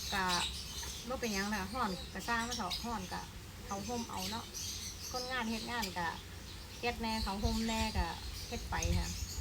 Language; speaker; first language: Thai; non-native, local second language; Northeastern Thai